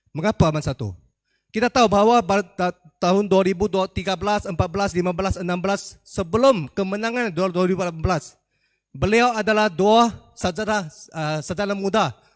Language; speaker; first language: Malay; non-native, local second language; Chinese